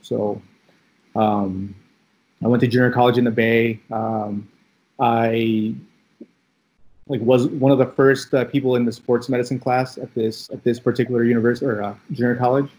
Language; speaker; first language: English; early bilingual, other home language; Filipino